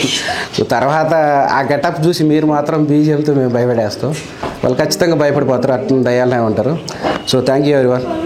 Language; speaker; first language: Telugu; native; Telugu